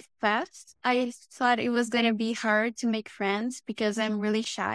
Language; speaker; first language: English; non-native, fluent; Portuguese